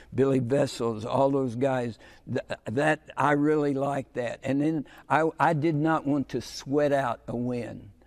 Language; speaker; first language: English; native; English